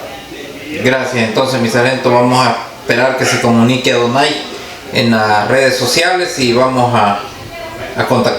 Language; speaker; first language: Spanish; native; Spanish